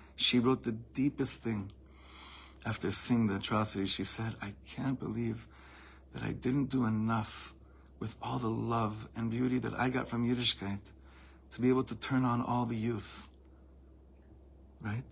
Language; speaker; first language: English; native; English